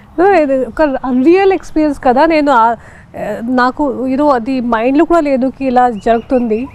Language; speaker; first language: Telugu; non-native, fluent; Hindi